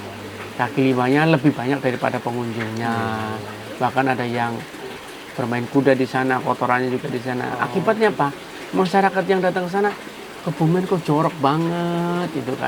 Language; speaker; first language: Indonesian; native; Indonesian